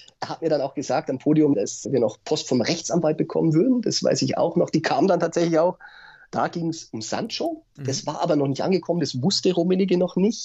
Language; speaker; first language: German; native; German